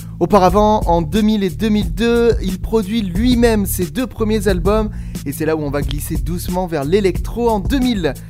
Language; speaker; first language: French; native; French